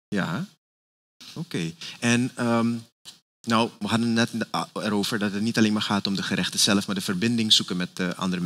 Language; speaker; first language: Dutch; native; Dutch